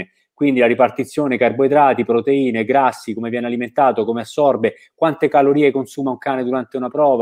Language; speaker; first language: Italian; native; Italian